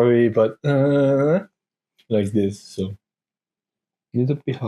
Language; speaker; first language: English; non-native, learner; Korean